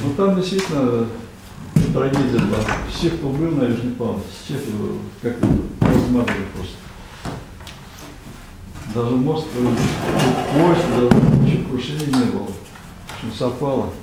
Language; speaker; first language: Russian; native; Russian